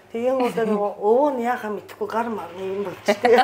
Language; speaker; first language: Mongolian; non-native, fluent; Japanese